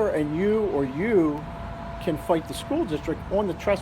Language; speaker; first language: English; native; English